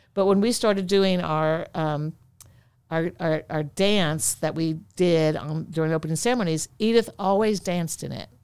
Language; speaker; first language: English; native; English